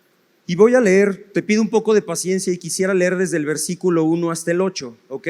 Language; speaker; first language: Spanish; native; Spanish